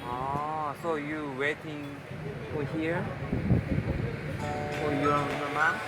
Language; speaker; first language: English; non-native, learner; Korean